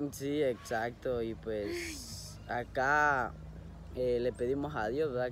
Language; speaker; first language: Spanish; native; Spanish